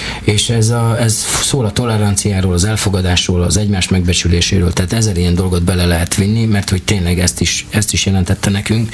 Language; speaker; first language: Hungarian; native; Hungarian